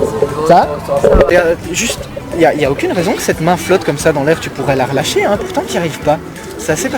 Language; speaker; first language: French; native; French